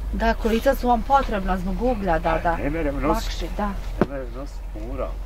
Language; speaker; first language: Bosnian; native; Bosnian